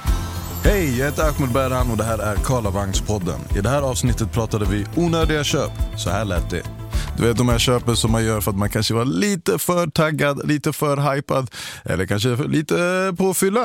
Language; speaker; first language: Swedish; native; Swedish